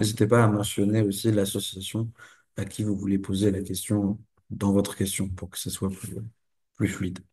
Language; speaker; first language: French; native; French